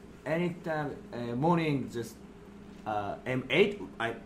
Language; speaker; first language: English; non-native, learner; Japanese